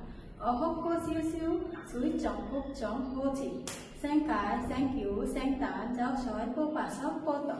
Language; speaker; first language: Cantonese; non-native, learner; Bangla